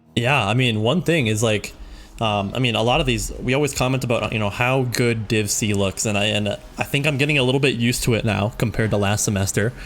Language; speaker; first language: English; native; English